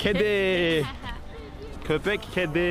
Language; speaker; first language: Turkish; non-native, learner; Indonesian